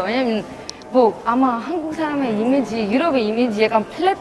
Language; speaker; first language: Korean; non-native, learner; Greek